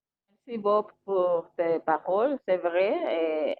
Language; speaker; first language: French; non-native, fluent; Spanish